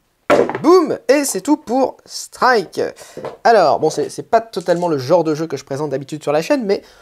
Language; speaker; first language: French; native; French